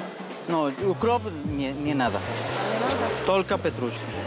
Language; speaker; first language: Russian; non-native, learner; Spanish